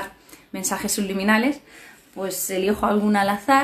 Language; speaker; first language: Spanish; native; Spanish